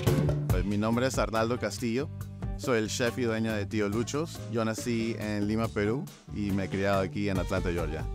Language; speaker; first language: Spanish; early bilingual, other home language; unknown